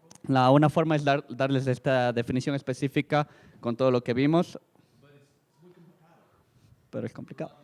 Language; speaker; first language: Spanish; native; Spanish